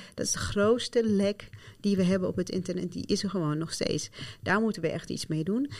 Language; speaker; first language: Dutch; non-native, fluent; Arabic